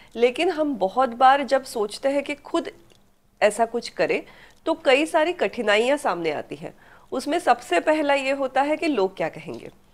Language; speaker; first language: Hindi; non-native, local second language; Marathi